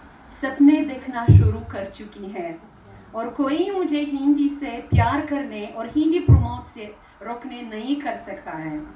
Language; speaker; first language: Hindi; non-native, fluent; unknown